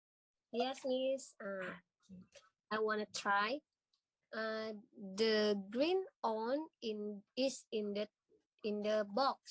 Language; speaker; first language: English; non-native, learner; Indonesian